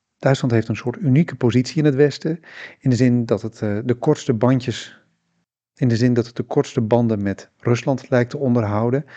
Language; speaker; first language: Dutch; native; Dutch